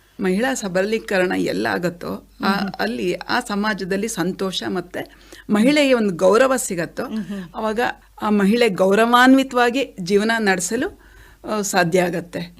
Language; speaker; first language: Kannada; non-native, local second language; Malayalam